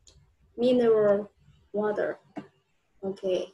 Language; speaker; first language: English; non-native, fluent; Vietnamese